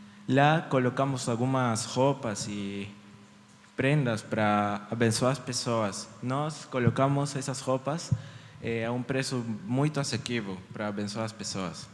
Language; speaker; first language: Portuguese; early bilingual, heritage; Portuguese